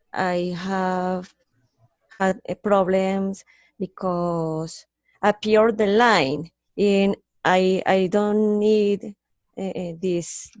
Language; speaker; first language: English; non-native, learner; Spanish